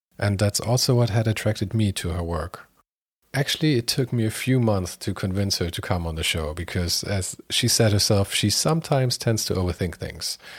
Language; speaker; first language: English; non-native, fluent; German